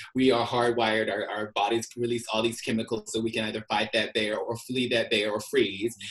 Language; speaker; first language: English; native; English